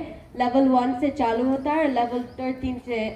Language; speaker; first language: Hindi; non-native, learner; Gujarati